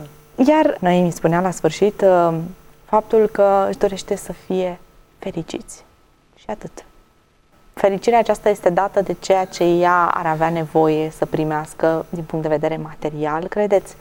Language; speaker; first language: Romanian; native; Romanian